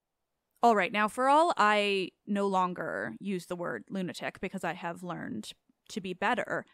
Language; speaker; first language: English; native; English